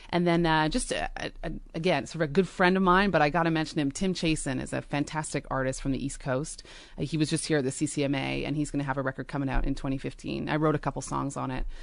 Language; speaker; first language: English; native; English